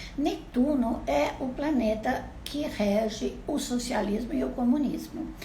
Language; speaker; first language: Portuguese; non-native, fluent; Italian